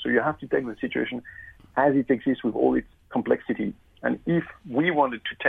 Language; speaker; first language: English; non-native, fluent; French